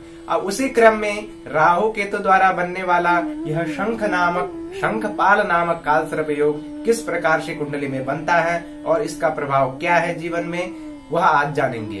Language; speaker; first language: Hindi; native; Hindi